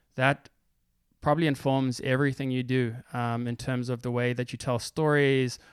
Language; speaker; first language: English; native; English